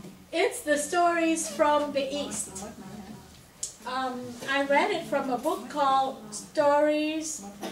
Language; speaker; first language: English; non-native, fluent; Vietnamese